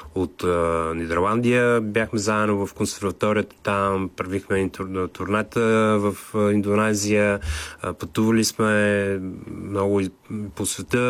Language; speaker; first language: Bulgarian; native; Bulgarian